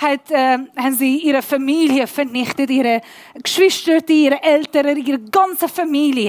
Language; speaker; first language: German; non-native, learner; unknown